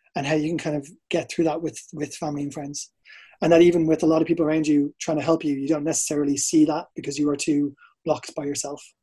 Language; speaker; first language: English; native; English